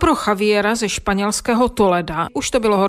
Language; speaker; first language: Czech; native; Czech